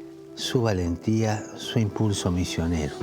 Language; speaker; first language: Spanish; native; Spanish